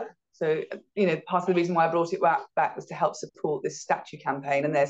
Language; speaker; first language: English; native; English